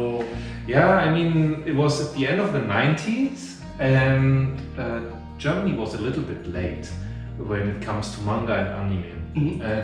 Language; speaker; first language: English; non-native, fluent; German